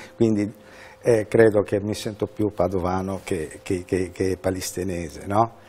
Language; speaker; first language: Italian; non-native, fluent; Arabic